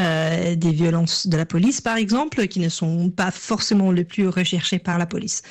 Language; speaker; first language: French; non-native, fluent; English